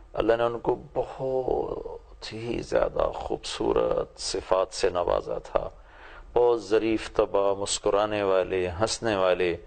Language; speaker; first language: Urdu; non-native, local second language; Punjabi